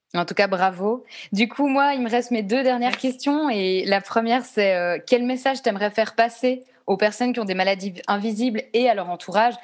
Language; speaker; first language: French; native; French